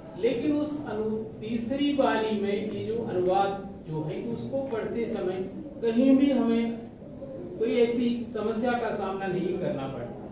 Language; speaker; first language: Hindi; non-native, local second language; Malayalam